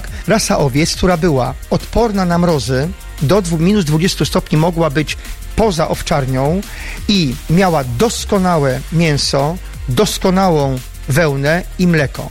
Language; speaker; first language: Polish; native; Polish